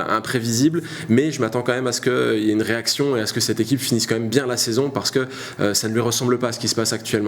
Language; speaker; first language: French; native; French